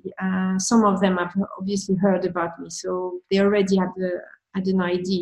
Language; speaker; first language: English; non-native, fluent; French